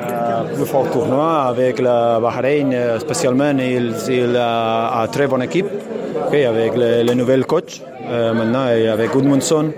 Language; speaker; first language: French; non-native, learner; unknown